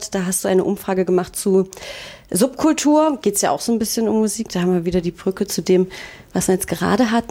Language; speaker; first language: German; native; German